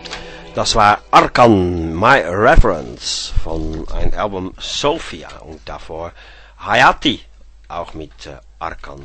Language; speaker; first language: German; non-native, fluent; Dutch